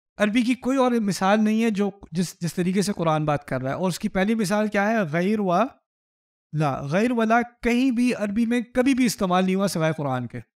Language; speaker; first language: Urdu; native; Urdu